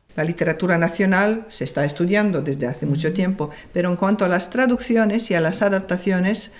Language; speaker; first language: Spanish; non-native, fluent; Serbian